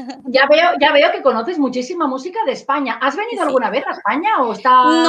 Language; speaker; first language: Spanish; native; Spanish